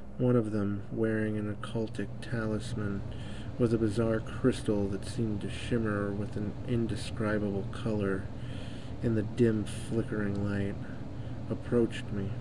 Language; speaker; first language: English; native; English